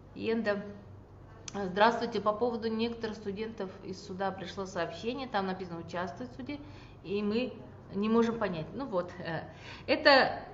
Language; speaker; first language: Russian; non-native, local second language; Kazakh